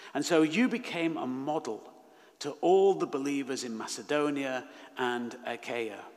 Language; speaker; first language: English; native; English